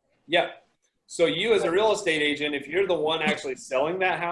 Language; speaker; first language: English; native; English